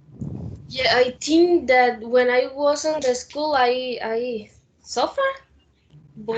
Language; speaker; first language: English; non-native, learner; Spanish